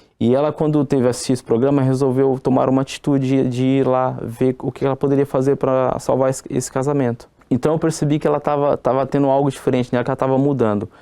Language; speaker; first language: Portuguese; native; Portuguese